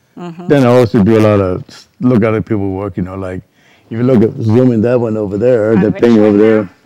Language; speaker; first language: English; non-native, local second language; Cantonese